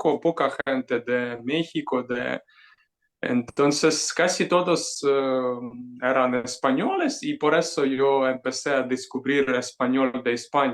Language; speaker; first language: Spanish; non-native, fluent; Ukrainian